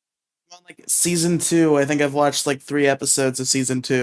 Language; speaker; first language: English; native; English